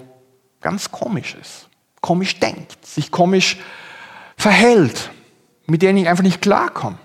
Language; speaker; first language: German; native; German